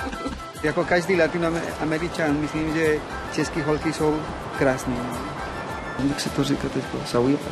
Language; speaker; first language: Czech; non-native, fluent; Spanish